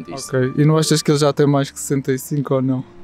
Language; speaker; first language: Portuguese; native; Portuguese